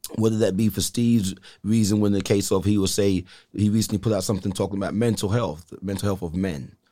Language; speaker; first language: English; native; English